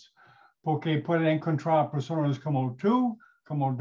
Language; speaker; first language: Spanish; non-native, learner; English